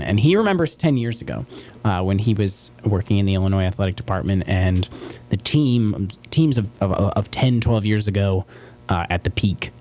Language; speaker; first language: English; native; English